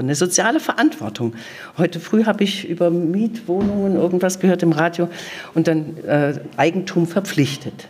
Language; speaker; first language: German; native; German